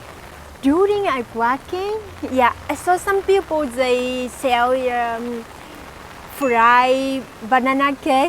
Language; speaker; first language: English; non-native, learner; Vietnamese